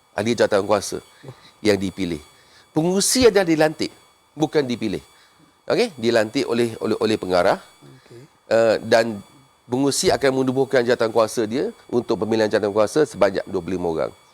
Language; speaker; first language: Malay; non-native, local second language; Chinese